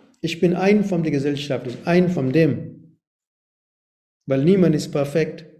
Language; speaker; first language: German; non-native, learner; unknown